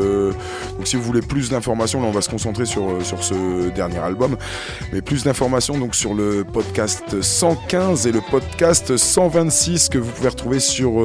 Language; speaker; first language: French; native; French